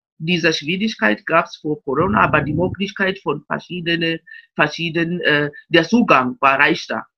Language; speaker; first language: German; non-native, fluent; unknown